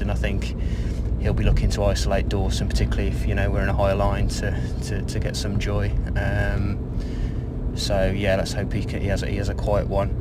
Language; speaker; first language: English; native; English